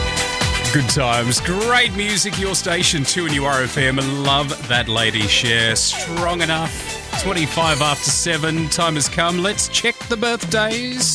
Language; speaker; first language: English; native; English